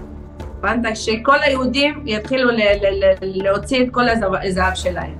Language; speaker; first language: Hebrew; non-native, fluent; Arabic